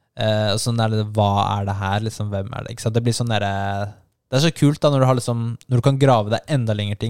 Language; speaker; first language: Norwegian; native; Norwegian